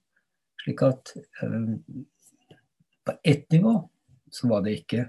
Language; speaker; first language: Norwegian; native; Norwegian